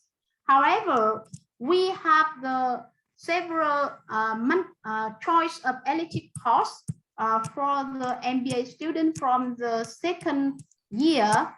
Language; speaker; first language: English; non-native, fluent; Vietnamese